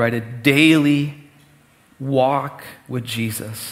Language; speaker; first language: English; native; English